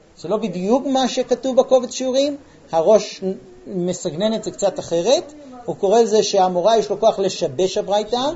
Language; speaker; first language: Hebrew; non-native, fluent; English